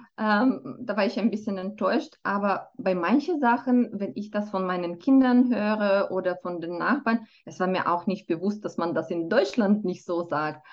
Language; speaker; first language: German; non-native, fluent; Romanian